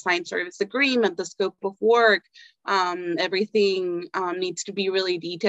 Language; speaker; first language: English; non-native, fluent; Spanish